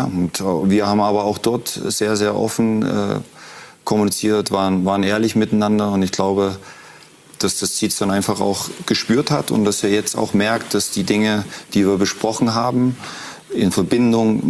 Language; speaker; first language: German; native; German